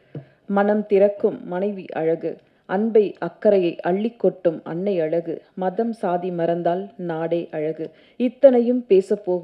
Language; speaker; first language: Tamil; native; Tamil